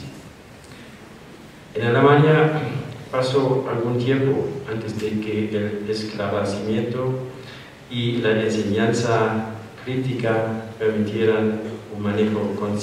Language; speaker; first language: Spanish; non-native, fluent; German